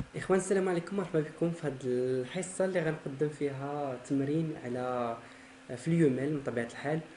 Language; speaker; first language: Arabic; native; Arabic